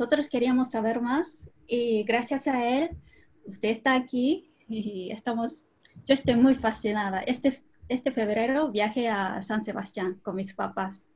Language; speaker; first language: Spanish; non-native, learner; Japanese